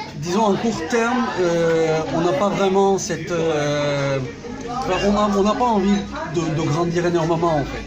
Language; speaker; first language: French; early bilingual, heritage; French